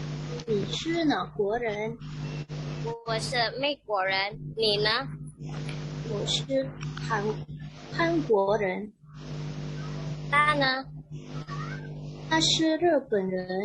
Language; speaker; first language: Chinese; non-native, learner; Indonesian